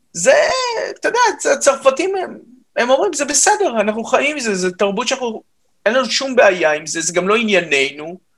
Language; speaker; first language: Hebrew; native; Hebrew